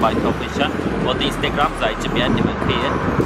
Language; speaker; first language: Chinese; non-native, learner; Turkish